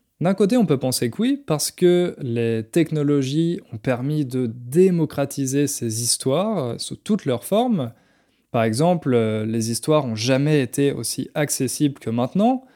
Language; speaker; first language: French; native; French